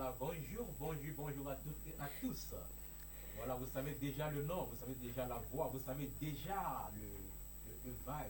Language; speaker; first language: French; non-native, fluent; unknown